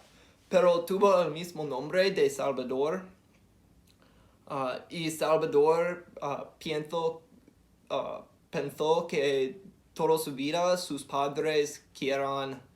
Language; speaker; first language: Spanish; non-native, learner; English